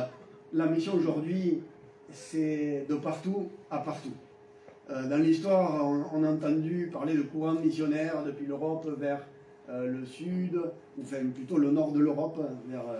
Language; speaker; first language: French; native; French